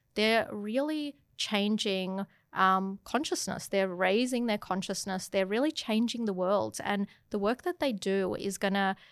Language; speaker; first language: English; native; English